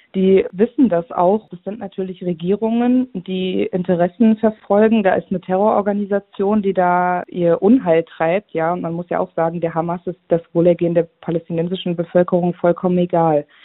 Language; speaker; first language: German; native; German